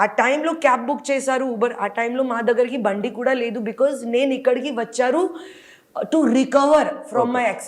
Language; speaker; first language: Telugu; non-native, local second language; Hindi